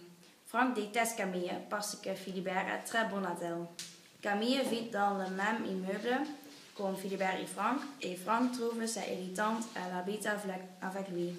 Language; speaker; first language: French; non-native, learner; Dutch